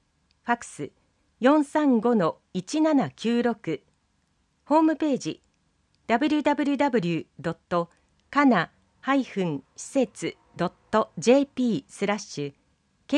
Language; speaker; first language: Japanese; native; Japanese